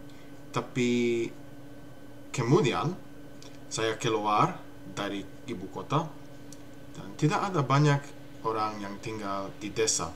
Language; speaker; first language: Indonesian; non-native, learner; English